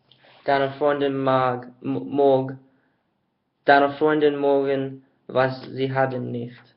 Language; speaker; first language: German; non-native, learner; English